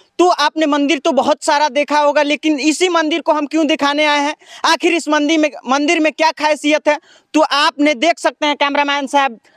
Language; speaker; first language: Hindi; native; Hindi